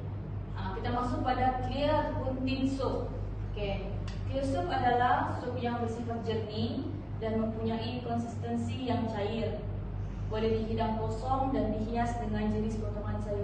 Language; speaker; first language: Malay; native; Malay